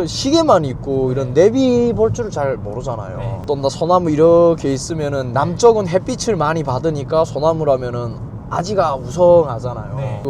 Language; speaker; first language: Korean; native; Korean